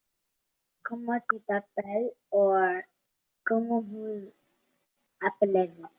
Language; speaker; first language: French; non-native, learner; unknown